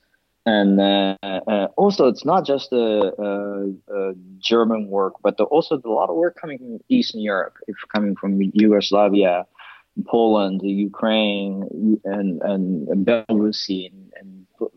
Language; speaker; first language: English; non-native, fluent; Japanese